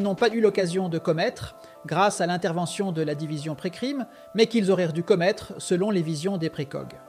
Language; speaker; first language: French; native; French